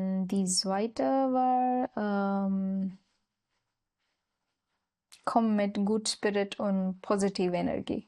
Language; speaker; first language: German; non-native, learner; Marathi